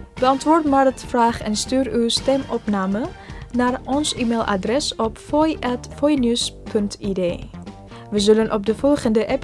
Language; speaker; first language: Dutch; non-native, learner; Indonesian